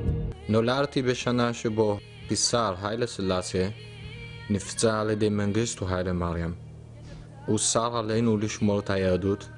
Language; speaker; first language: Hebrew; early bilingual, other home language; Amharic